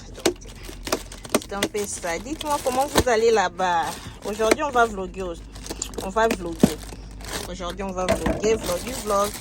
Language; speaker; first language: French; non-native, local second language; Lingala